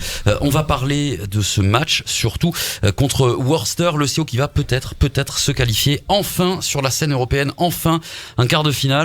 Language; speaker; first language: French; native; French